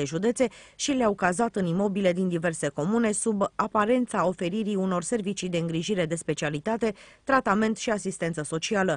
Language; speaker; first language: Romanian; native; Romanian